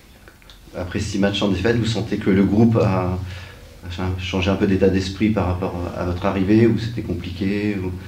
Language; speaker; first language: French; native; French